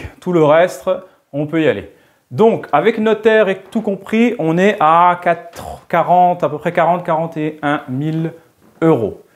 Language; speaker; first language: French; native; French